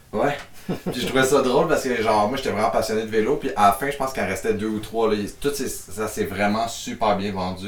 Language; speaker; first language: French; native; French